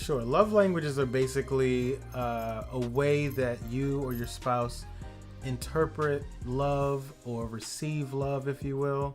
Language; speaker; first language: English; native; English